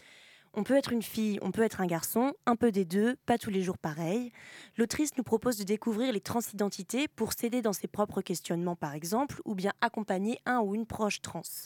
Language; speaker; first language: French; native; French